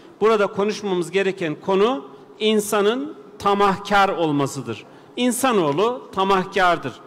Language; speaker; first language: Turkish; native; Turkish